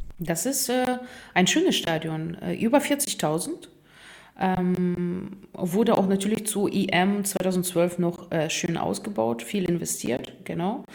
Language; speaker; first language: German; non-native, fluent; Russian